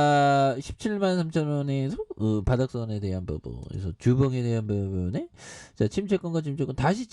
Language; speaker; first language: Korean; native; Korean